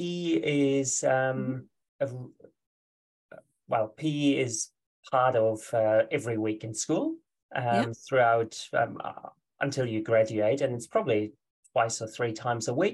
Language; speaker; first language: English; non-native, fluent; German